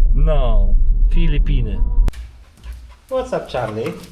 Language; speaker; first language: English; non-native, learner; Polish